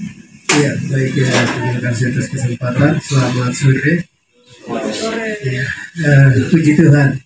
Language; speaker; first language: Indonesian; non-native, local second language; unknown